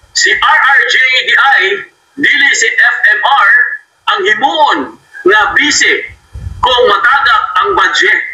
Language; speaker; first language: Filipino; non-native, local second language; Cebuano